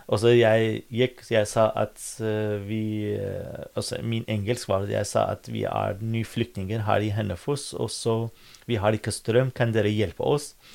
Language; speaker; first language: Norwegian; non-native, fluent; Kurdish